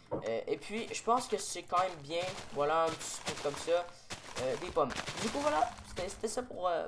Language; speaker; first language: French; native; French